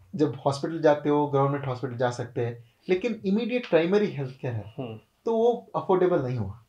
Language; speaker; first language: Hindi; non-native, local second language; Kannada